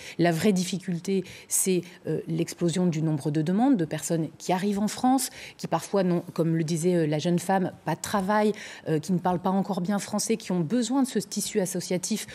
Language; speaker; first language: French; native; French